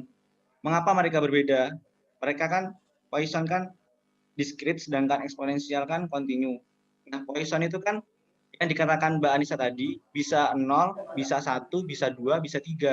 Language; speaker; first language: Indonesian; native; Indonesian